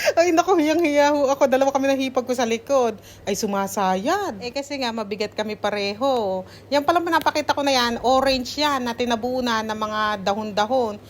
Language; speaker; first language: Filipino; native; Filipino